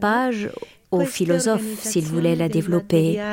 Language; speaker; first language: French; non-native, learner; Spanish